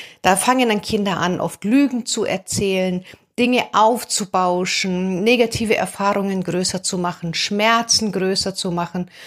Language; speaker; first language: German; native; German